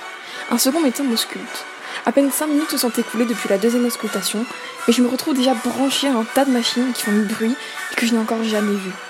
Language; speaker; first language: French; native; French